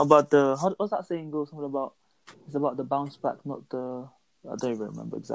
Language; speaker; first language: English; non-native, local second language; Yoruba